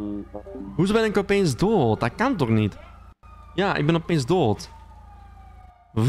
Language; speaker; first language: Dutch; native; Dutch